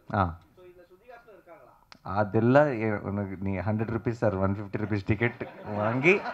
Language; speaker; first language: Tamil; non-native, learner; Telugu